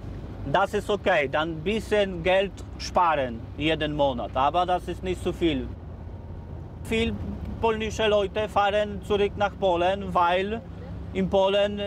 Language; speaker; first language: German; non-native, learner; Polish